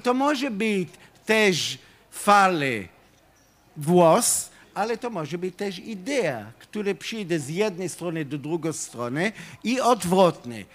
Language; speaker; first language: Polish; non-native, fluent; Hebrew